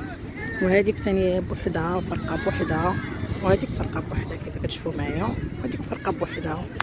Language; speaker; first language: Arabic; native; Arabic